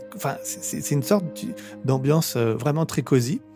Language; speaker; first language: French; native; French